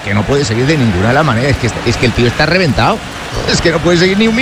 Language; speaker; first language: Spanish; native; Spanish